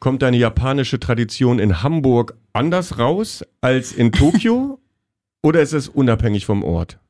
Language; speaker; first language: German; native; German